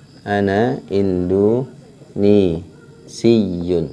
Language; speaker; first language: Arabic; non-native, fluent; Indonesian